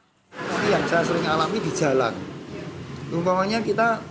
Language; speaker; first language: Indonesian; native; Indonesian